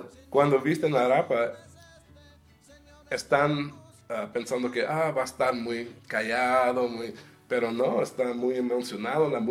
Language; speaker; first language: Spanish; early bilingual, heritage; Spanish